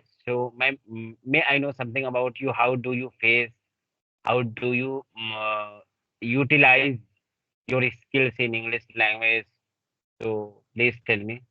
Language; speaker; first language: English; non-native, learner; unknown